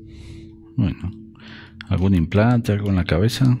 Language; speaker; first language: Spanish; native; Spanish